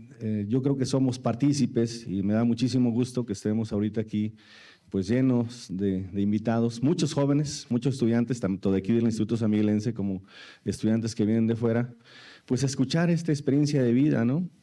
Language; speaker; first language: Spanish; native; Spanish